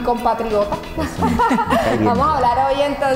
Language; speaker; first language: Spanish; native; Spanish